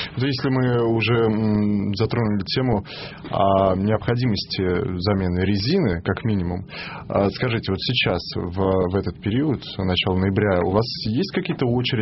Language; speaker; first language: Russian; native; Russian